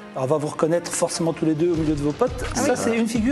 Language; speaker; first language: French; native; French